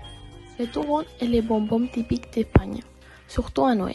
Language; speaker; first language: French; non-native, learner; Russian